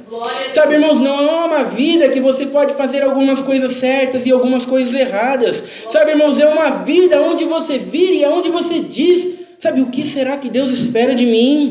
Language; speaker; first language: Portuguese; native; Portuguese